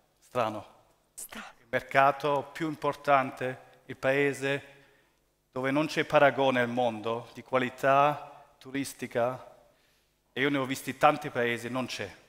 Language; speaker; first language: Italian; early bilingual, heritage; German